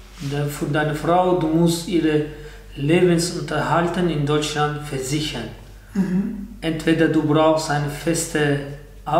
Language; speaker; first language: German; non-native, learner; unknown